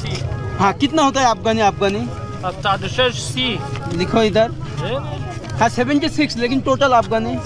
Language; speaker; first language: Hindi; non-native, learner; Bangla